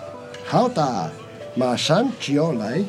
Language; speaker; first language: Chinese; non-native, learner; Spanish